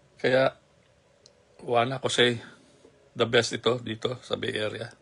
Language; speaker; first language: Filipino; non-native, local second language; Cebuano